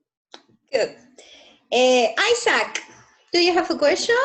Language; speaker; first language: English; non-native, fluent; Spanish